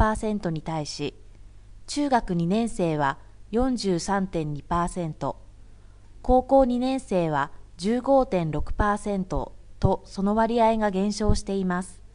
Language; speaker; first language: Japanese; native; Japanese